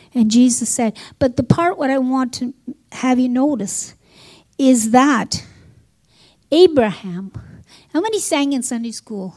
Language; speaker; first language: English; native; English